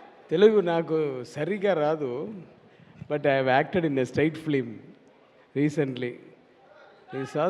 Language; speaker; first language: Telugu; non-native, learner; Tamil